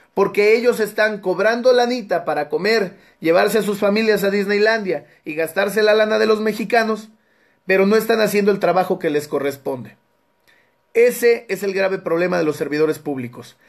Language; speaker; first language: Spanish; native; Spanish